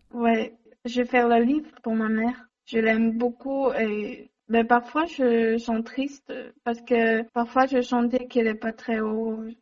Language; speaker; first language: French; non-native, learner; Chinese